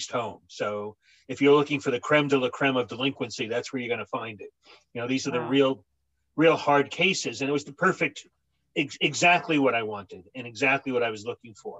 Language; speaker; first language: English; native; English